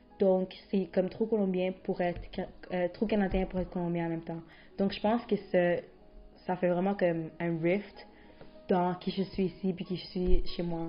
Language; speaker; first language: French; early bilingual, other home language; Spanish